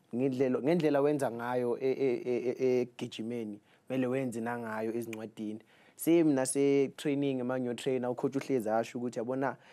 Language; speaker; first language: Zulu; native; Zulu